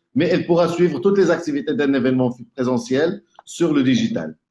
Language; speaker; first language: French; non-native, local second language; Arabic